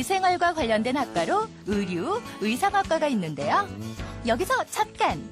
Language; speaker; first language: Korean; native; Korean